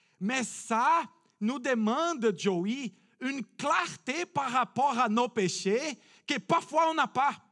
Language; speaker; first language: French; non-native, fluent; Portuguese